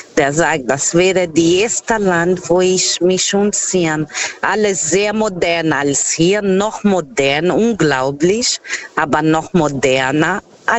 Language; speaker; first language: German; non-native, learner; Portuguese